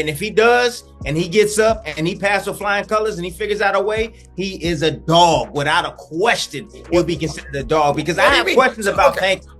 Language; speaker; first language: English; native; English